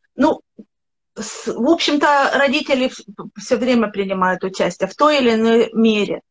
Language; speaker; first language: Russian; native; Russian